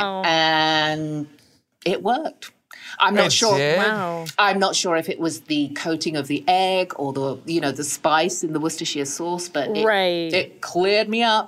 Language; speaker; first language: English; native; English